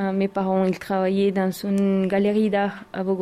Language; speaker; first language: French; non-native, fluent; Spanish